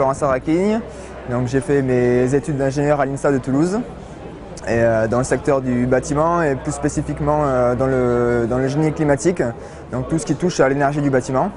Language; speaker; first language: French; native; French